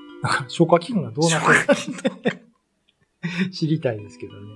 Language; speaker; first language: Japanese; native; Japanese